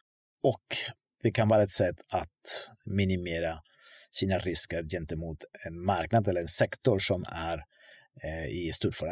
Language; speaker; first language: Swedish; non-native, fluent; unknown